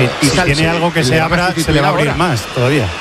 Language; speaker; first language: Spanish; native; Spanish